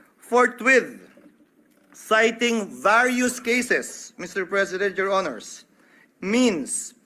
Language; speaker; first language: English; non-native, local second language; Filipino